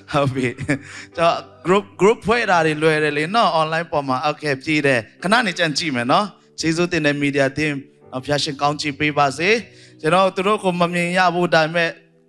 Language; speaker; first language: Burmese; non-native, local second language; Tedim Chin